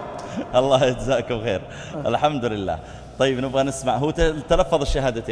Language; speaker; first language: Arabic; native; Arabic